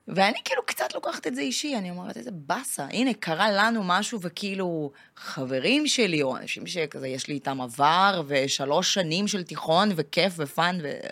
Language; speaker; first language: Hebrew; non-native, fluent; Russian